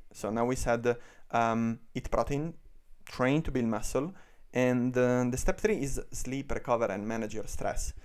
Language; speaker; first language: English; non-native, fluent; Italian